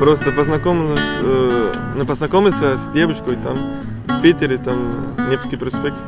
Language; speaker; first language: Russian; non-native, learner; Spanish